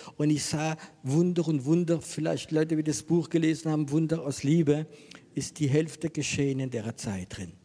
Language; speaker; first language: German; non-native, fluent; French